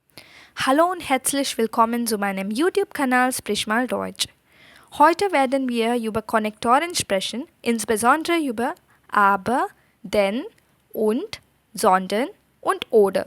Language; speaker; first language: German; non-native, fluent; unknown